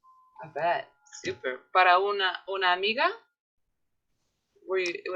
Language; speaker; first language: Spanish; non-native, fluent; English